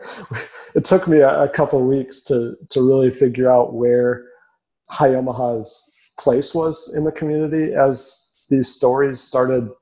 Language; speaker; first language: English; native; English